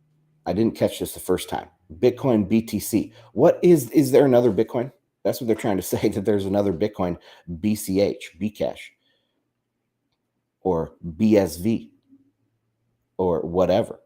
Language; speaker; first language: English; native; English